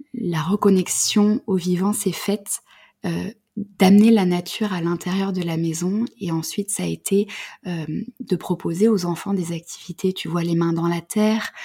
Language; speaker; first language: French; native; French